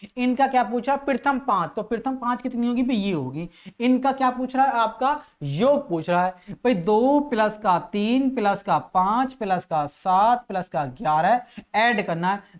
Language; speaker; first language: Hindi; native; Hindi